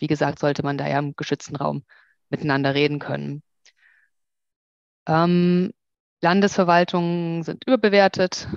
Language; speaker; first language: German; native; German